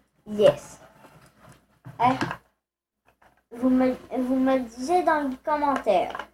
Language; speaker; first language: French; native; French